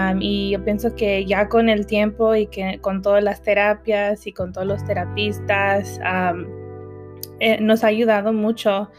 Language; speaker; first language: Spanish; early bilingual, heritage; Spanish